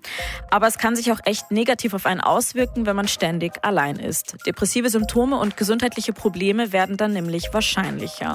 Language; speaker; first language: German; native; German